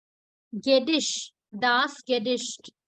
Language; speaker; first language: German; non-native, fluent; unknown